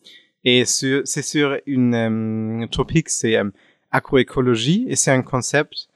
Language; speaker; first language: French; non-native, fluent; German